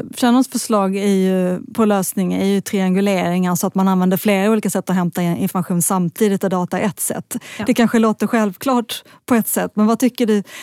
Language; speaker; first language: Swedish; native; Swedish